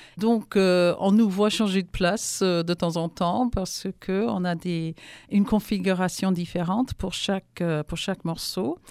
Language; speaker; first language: French; non-native, fluent; English